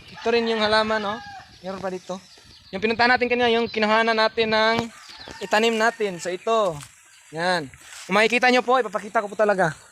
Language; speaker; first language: Filipino; non-native, local second language; Cebuano